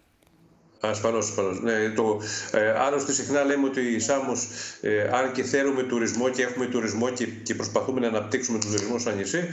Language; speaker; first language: Greek; native; Greek